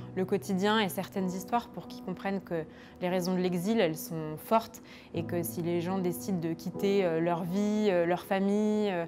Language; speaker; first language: French; native; French